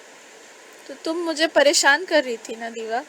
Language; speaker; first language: Hindi; native; Hindi